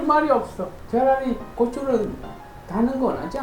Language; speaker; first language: Korean; non-native, fluent; Malay